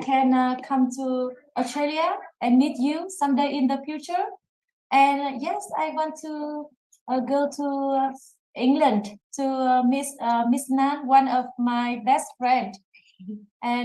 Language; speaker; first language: English; non-native, learner; Vietnamese